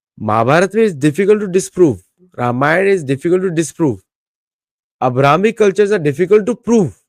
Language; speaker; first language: Hindi; native; Hindi